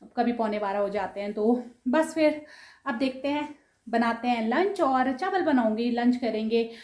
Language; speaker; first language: Hindi; non-native, local second language; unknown